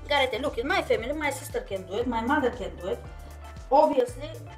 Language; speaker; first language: English; non-native, fluent; Bulgarian